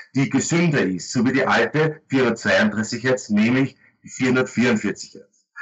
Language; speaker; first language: German; native; German